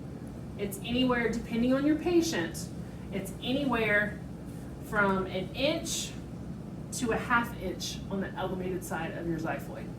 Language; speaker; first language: English; native; English